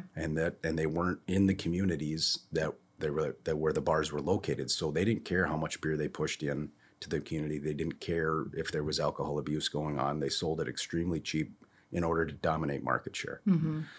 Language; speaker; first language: English; native; English